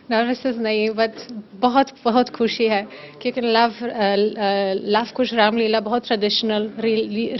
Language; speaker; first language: Hindi; non-native, learner; German